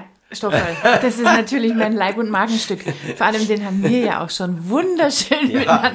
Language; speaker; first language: German; native; German